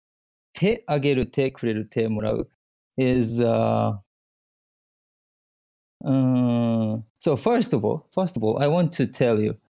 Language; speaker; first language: English; non-native, fluent; Japanese